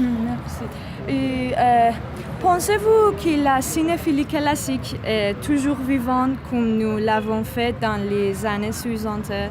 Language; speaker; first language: French; non-native, learner; Persian